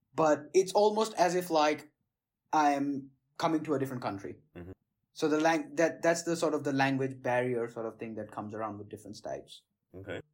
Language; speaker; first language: English; non-native, local second language; Gujarati